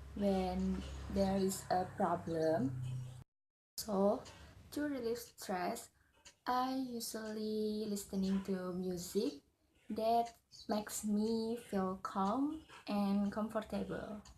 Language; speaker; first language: English; non-native, learner; Indonesian